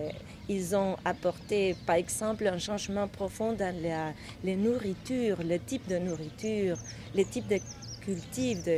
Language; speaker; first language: French; non-native, fluent; Spanish